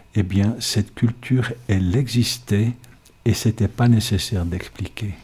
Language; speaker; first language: French; native; French